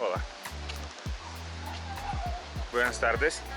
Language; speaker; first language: Spanish; non-native, learner; Ukrainian